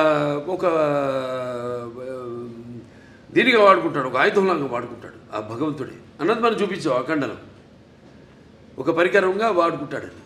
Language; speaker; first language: Telugu; native; Telugu